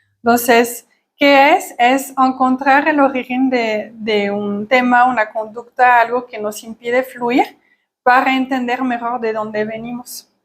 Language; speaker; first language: Spanish; non-native, fluent; French